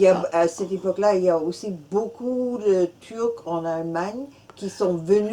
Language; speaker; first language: French; non-native, fluent; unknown